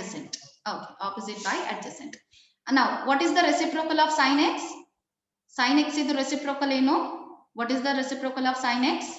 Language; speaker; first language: English; non-native, local second language; Kannada